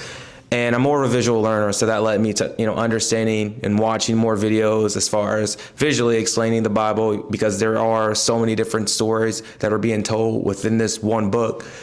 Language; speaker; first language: English; native; English